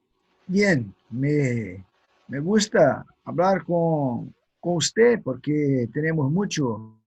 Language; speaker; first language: Spanish; non-native, fluent; Portuguese